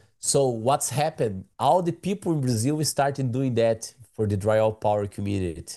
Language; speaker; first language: English; non-native, learner; Portuguese